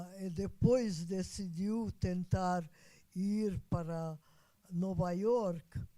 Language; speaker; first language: Portuguese; non-native, fluent; Hungarian